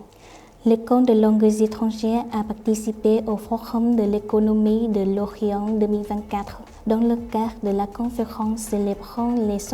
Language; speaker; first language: French; non-native, fluent; Vietnamese